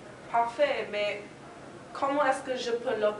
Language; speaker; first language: French; non-native, learner; English